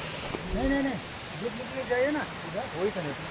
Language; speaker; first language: Hindi; non-native, local second language; Nepali